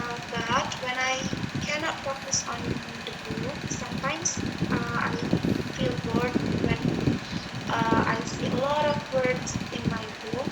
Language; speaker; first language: English; non-native, learner; Indonesian